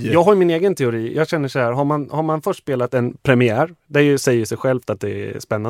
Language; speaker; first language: Swedish; native; Swedish